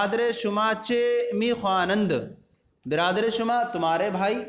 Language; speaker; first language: Persian; non-native, fluent; Urdu